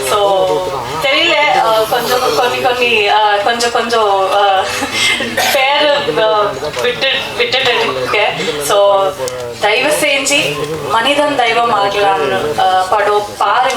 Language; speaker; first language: Tamil; non-native, learner; Kannada